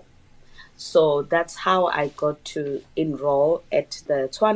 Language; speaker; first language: English; non-native, local second language; Northern Sotho